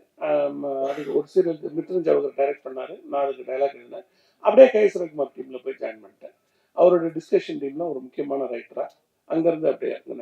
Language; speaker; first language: Tamil; native; Tamil